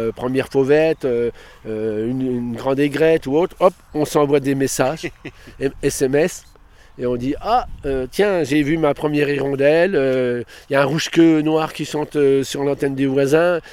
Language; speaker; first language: French; native; French